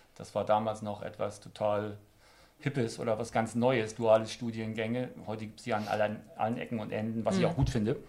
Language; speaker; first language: German; native; German